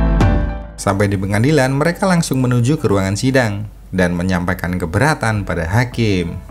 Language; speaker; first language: Indonesian; native; Indonesian